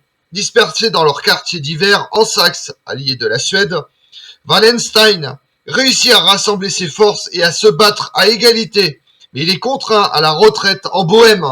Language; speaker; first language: French; native; French